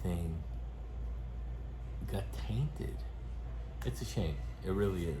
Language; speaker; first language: English; native; English